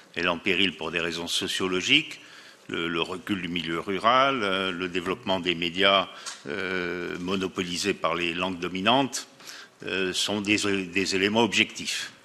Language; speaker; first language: French; native; French